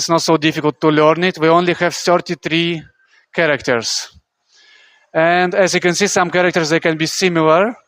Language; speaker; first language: English; non-native, fluent; Russian